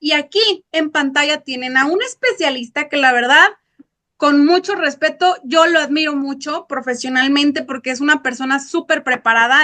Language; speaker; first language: Spanish; native; Spanish